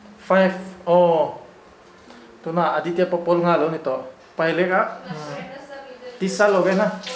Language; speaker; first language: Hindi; non-native, local second language; Mizo